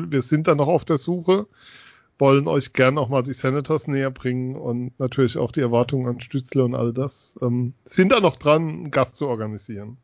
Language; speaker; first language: German; native; German